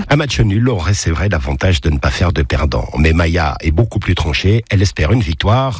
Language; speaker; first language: French; native; French